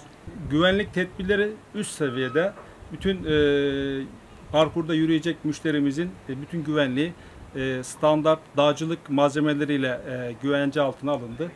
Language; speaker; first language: Turkish; native; Turkish